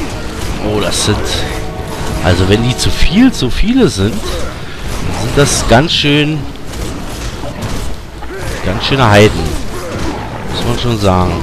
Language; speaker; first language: German; native; German